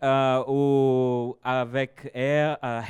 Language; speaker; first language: French; non-native, learner; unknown